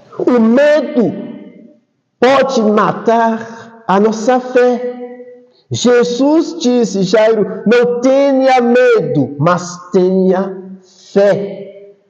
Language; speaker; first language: Portuguese; non-native, fluent; Haitian Creole